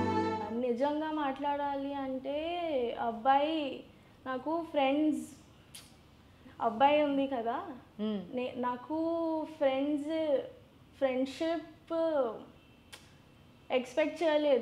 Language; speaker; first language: Telugu; non-native, learner; Gujarati